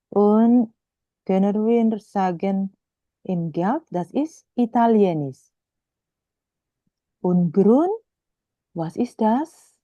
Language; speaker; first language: German; non-native, fluent; Indonesian